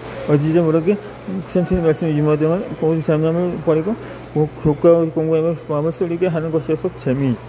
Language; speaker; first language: Korean; native; Korean